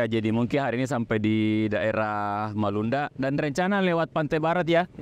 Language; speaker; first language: Indonesian; native; Indonesian